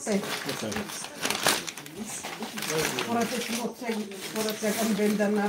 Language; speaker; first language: Swedish; non-native, learner; Filipino